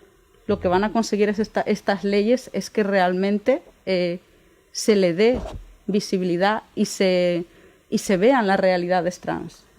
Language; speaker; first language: Spanish; native; Spanish